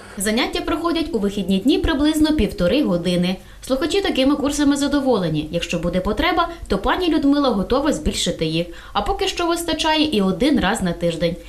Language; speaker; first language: Ukrainian; native; Ukrainian